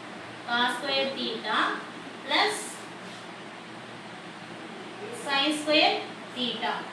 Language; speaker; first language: English; non-native, local second language; Telugu